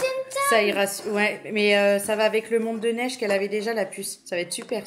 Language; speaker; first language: French; native; French